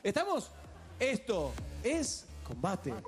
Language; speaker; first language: Spanish; native; Spanish